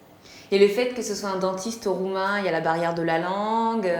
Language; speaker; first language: French; native; French